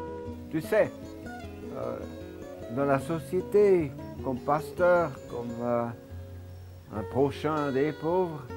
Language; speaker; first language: French; non-native, local second language; German